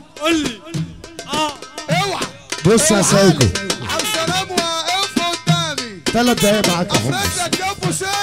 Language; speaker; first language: Arabic; native; Arabic